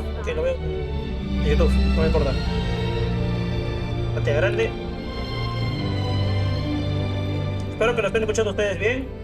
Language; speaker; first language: Spanish; native; Spanish